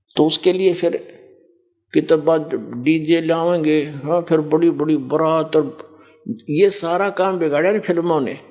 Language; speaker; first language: Hindi; native; Hindi